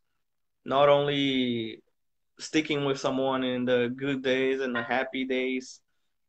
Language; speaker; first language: English; non-native, fluent; Portuguese